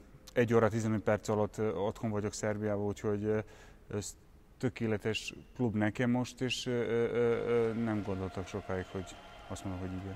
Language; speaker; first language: Hungarian; non-native, fluent; Serbian